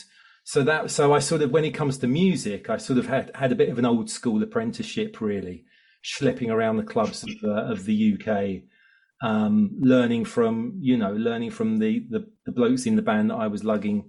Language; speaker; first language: English; native; English